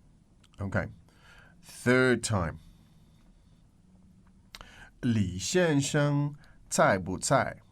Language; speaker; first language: Chinese; non-native, learner; English